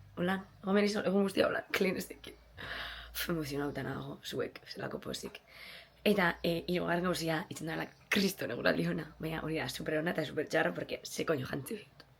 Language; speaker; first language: Basque; native; Basque